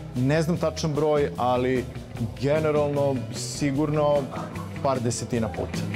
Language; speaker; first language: Serbian; native; Serbian